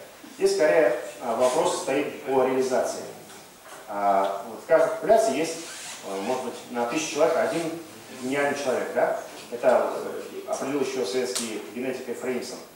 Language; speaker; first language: Russian; native; Russian